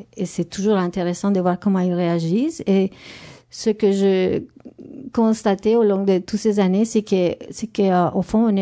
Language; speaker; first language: French; non-native, fluent; Spanish